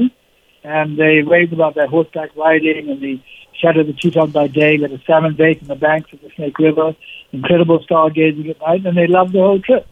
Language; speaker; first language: English; native; English